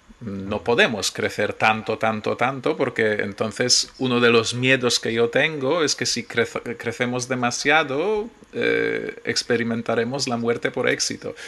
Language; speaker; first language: Spanish; non-native, fluent; Polish